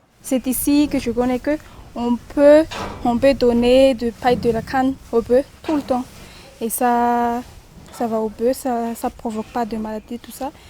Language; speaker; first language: French; non-native, local second language; Malagasy